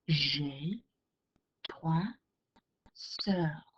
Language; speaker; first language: French; non-native, fluent; English